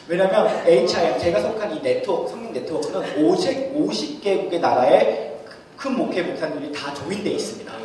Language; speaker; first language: Korean; early bilingual, other home language; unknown